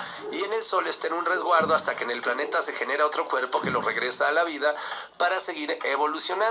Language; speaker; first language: Spanish; native; Spanish